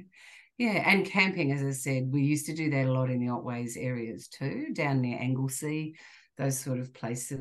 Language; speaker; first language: English; native; English